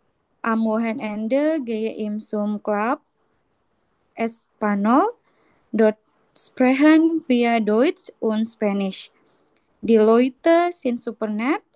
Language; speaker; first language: German; non-native, learner; Indonesian